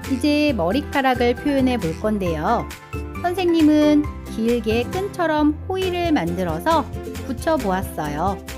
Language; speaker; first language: Korean; native; Korean